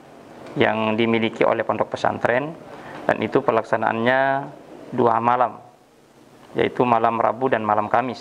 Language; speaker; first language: Indonesian; native; Indonesian